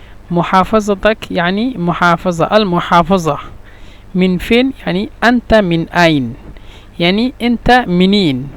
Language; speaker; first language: Egyptian Arabic; non-native, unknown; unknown